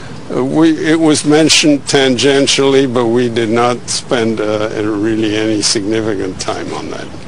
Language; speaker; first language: English; non-native, fluent; Spanish